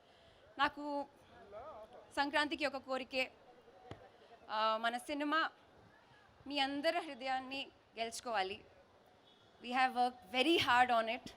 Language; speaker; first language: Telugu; non-native, local second language; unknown